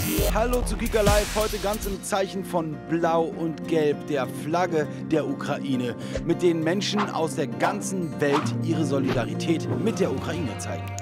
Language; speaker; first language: German; native; German